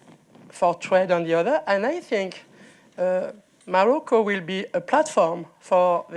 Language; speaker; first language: English; non-native, learner; French